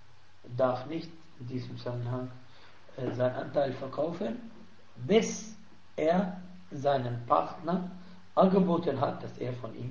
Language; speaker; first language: German; non-native, fluent; Arabic